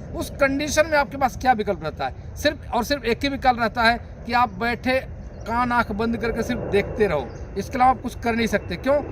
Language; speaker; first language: Hindi; native; Hindi